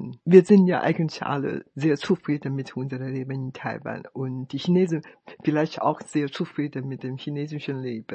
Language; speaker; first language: German; non-native, fluent; Chinese